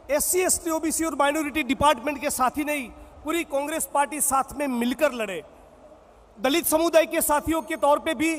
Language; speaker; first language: Hindi; non-native, local second language; Gujarati